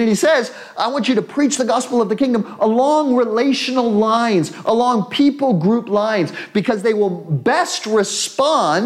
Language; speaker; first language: English; native; English